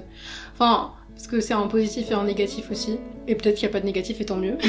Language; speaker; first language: French; native; French